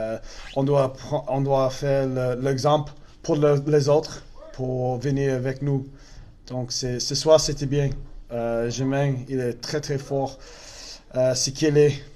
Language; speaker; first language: French; non-native, learner; English